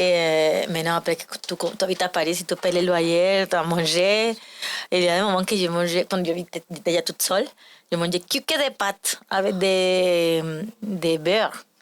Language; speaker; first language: French; non-native, learner; Spanish